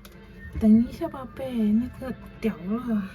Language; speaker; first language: Chinese; non-native, fluent; Indonesian